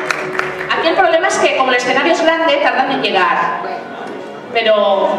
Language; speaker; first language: Spanish; native; Spanish